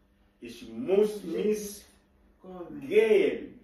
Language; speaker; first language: German; non-native, learner; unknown